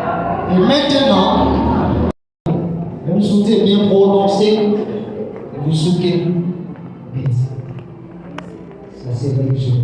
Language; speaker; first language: French; non-native, local second language; Haitian Creole